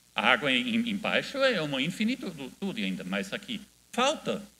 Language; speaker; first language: Portuguese; non-native, fluent; German